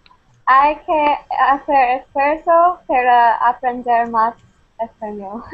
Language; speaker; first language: Spanish; non-native, learner; English